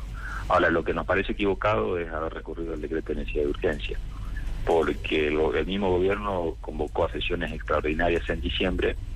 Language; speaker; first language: Spanish; native; Spanish